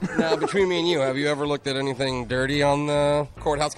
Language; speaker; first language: English; native; English